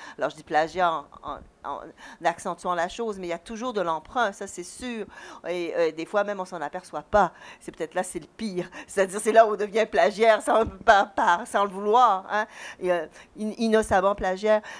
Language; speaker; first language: French; native; French